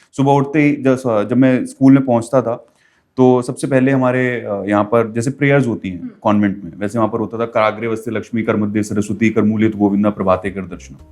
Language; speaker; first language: Hindi; native; Hindi